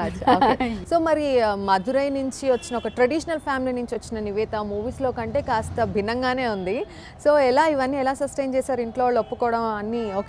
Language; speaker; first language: Telugu; native; Telugu